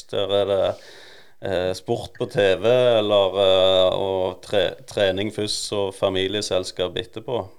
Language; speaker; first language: Norwegian; native; Norwegian